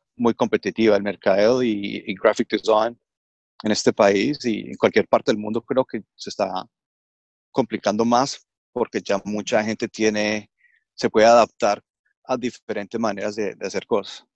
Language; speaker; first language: Spanish; early bilingual, heritage; English